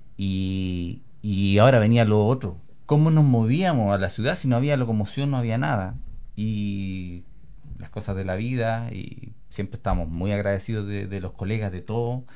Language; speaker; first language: Spanish; native; Spanish